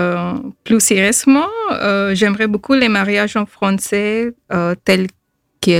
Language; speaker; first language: French; non-native, fluent; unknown